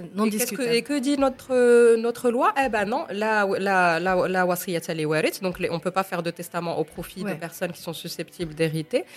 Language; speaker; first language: French; non-native, local second language; Arabic